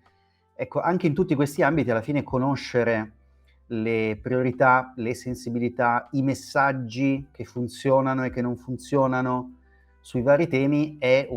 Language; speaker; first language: Italian; native; Italian